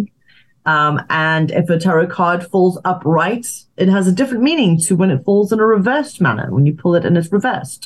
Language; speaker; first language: English; native; English